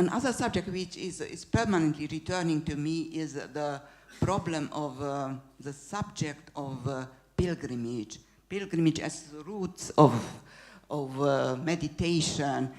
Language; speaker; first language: English; non-native, fluent; Hungarian